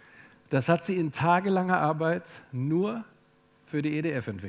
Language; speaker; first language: German; native; German